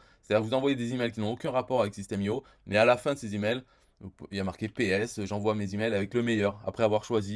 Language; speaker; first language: French; native; French